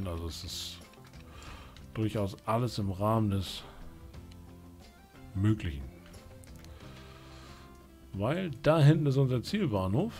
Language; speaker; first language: German; native; German